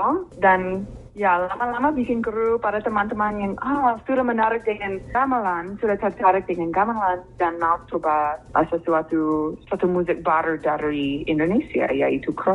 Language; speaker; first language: Indonesian; non-native, fluent; English